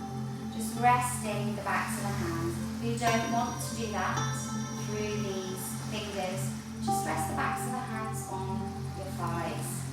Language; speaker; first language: English; native; English